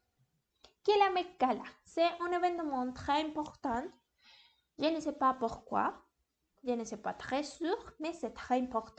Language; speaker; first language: French; non-native, learner; English